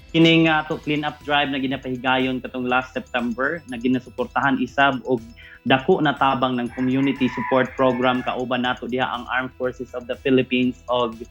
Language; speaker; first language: Cebuano; native; Cebuano